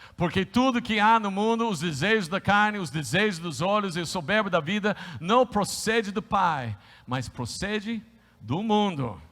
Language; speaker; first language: Portuguese; non-native, fluent; English